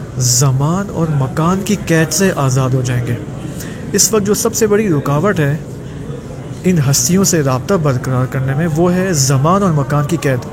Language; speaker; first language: Urdu; native; Urdu